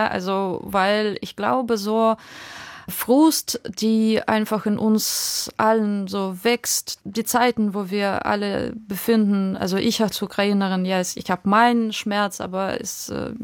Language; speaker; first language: German; non-native, fluent; Ukrainian